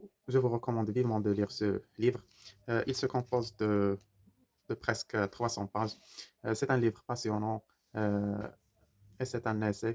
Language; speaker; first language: French; non-native, fluent; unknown